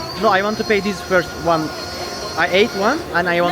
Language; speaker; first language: English; non-native, learner; Turkish